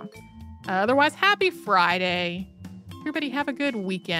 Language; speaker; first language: English; native; English